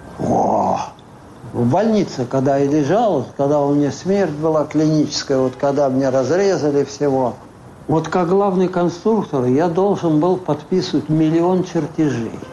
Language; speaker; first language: Russian; native; Russian